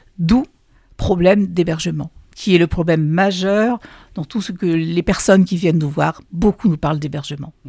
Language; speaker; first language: French; native; French